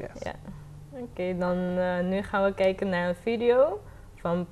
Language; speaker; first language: Dutch; non-native, local second language; Papiamento